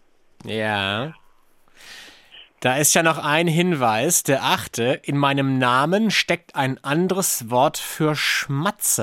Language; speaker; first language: German; native; German